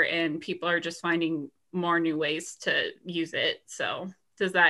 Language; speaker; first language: English; native; English